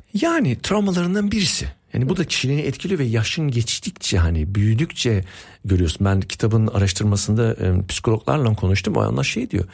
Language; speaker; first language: Turkish; early bilingual, heritage; Turkish